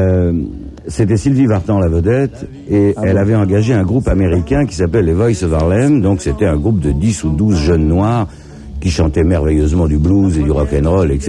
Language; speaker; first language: French; native; French